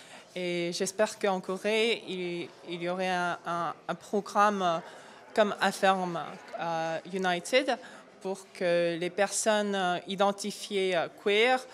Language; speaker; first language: French; non-native, fluent; Korean